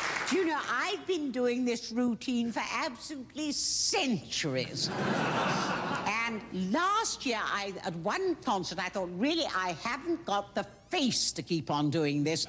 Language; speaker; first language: English; native; English